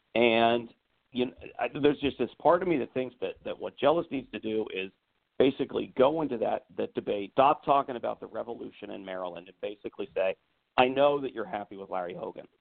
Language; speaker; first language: English; native; English